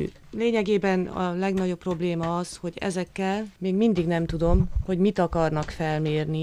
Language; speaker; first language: Hungarian; native; Hungarian